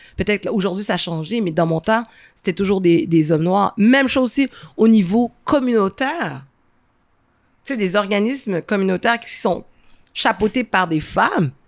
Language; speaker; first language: French; native; French